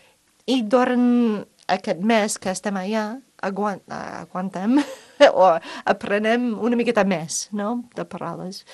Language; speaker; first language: Catalan; non-native, fluent; English